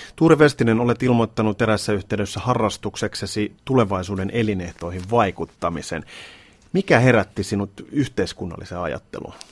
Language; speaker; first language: Finnish; native; Finnish